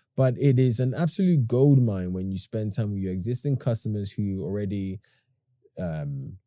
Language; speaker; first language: English; native; English